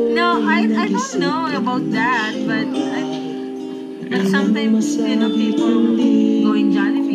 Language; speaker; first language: English; non-native, local second language; Filipino